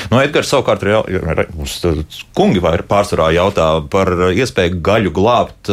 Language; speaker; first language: Latvian; native; Latvian